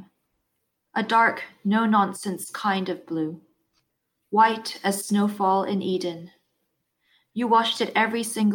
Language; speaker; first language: English; non-native, local second language; Cantonese